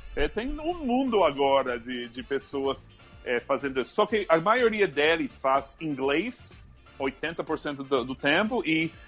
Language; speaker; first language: Portuguese; non-native, fluent; English